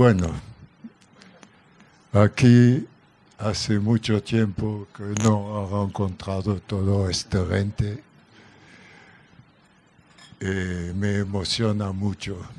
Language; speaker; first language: Spanish; non-native, learner; French